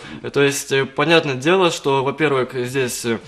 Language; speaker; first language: Russian; native; Russian